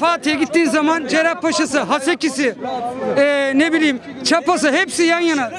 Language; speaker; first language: Turkish; native; Turkish